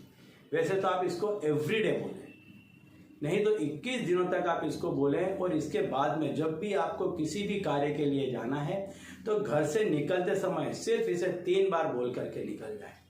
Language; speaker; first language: Hindi; native; Hindi